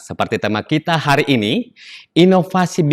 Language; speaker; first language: Indonesian; native; Indonesian